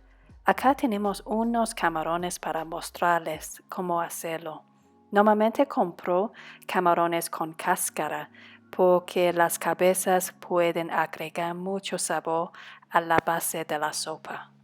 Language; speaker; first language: Spanish; non-native, fluent; Cantonese